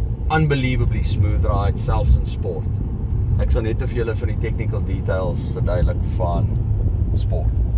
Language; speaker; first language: Afrikaans; native; Afrikaans